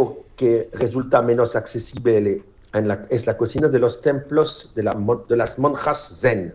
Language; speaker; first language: Spanish; non-native, fluent; French